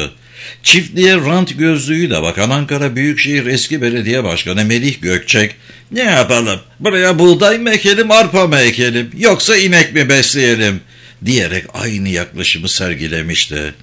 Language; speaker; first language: Turkish; native; Turkish